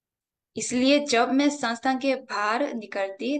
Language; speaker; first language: Hindi; non-native, fluent; Korean